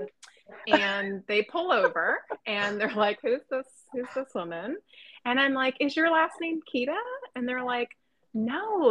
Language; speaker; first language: English; native; English